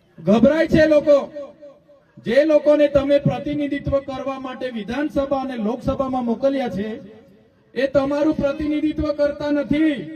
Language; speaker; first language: Gujarati; non-native, local second language; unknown